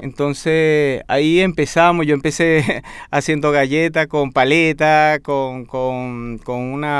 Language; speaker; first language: Spanish; native; Spanish